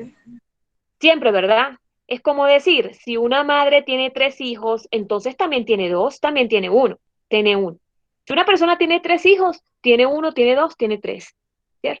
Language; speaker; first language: Spanish; native; Spanish